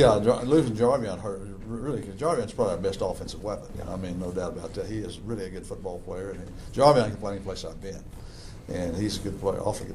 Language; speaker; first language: English; native; English